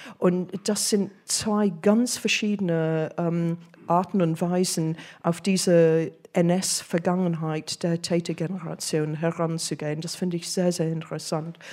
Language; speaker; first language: German; non-native, fluent; English